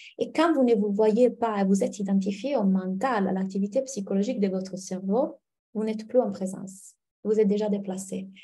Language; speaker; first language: French; non-native, fluent; Italian